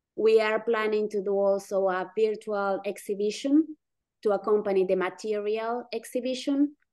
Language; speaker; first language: English; non-native, fluent; Spanish